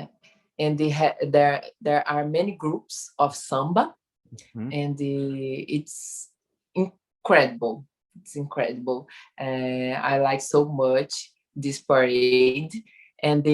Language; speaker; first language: English; non-native, learner; Portuguese